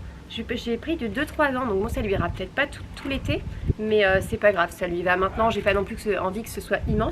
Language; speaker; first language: French; native; French